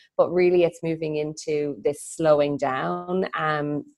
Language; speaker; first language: English; native; English